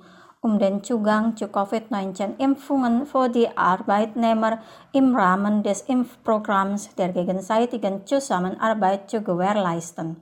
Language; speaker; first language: German; non-native, fluent; Indonesian